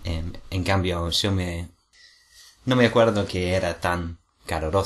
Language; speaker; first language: Spanish; non-native, fluent; English